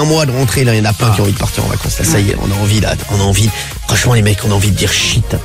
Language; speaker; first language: French; native; French